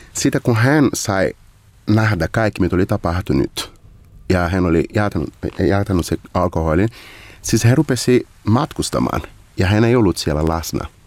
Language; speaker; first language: Finnish; non-native, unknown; Portuguese